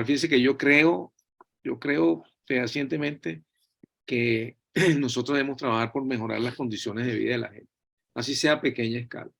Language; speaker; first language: Spanish; native; Spanish